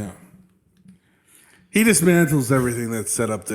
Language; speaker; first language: English; native; English